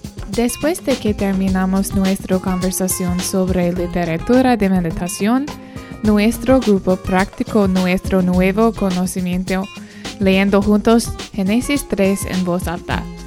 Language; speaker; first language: Spanish; non-native, learner; English